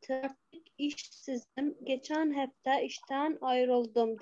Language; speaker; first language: Turkish; non-native, fluent; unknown